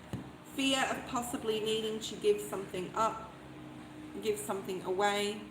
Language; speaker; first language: English; native; English